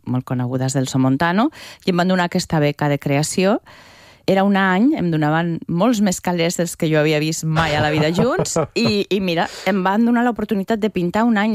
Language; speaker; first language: Catalan; native; Catalan